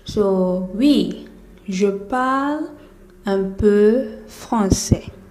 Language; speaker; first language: French; non-native, fluent; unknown